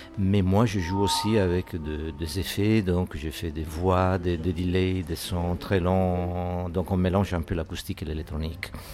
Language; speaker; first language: French; non-native, fluent; Italian